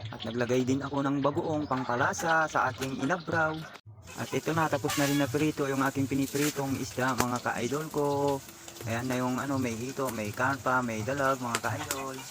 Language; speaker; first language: Filipino; non-native, local second language; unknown